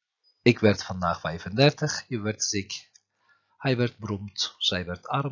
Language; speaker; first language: Dutch; non-native, fluent; Turkish